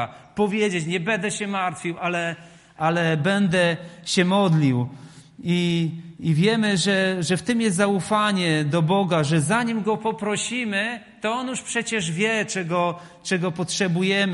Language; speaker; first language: Polish; native; Polish